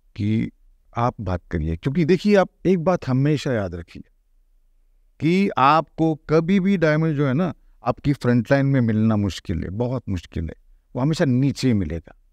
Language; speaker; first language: Hindi; non-native, local second language; Marathi